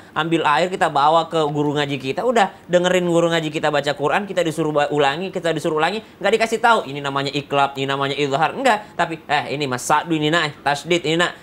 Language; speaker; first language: Indonesian; native; Indonesian